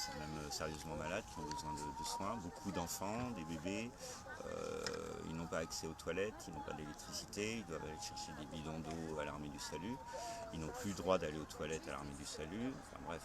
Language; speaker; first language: French; native; French